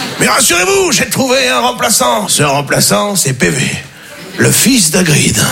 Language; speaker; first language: French; native; French